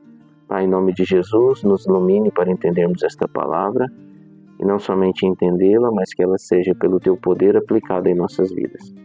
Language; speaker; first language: Portuguese; native; Portuguese